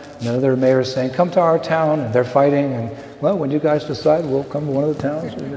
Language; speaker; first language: English; native; English